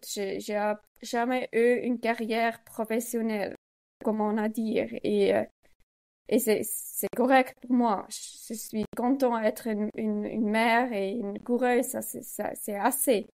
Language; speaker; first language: French; non-native, learner; Swiss German